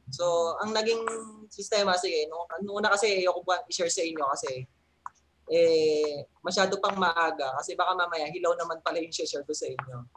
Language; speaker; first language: Filipino; native; Filipino